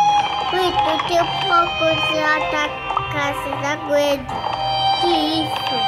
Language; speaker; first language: Portuguese; native; Portuguese